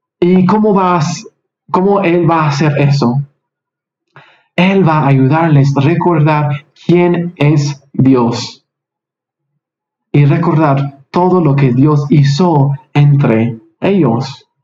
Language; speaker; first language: Spanish; non-native, fluent; English